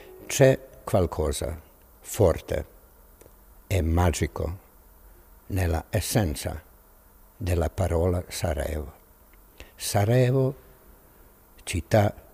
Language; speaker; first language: Italian; non-native, fluent; Bosnian